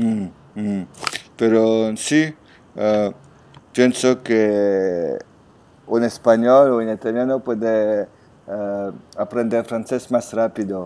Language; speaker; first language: Spanish; non-native, learner; French